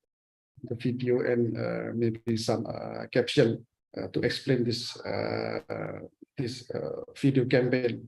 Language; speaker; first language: English; non-native, fluent; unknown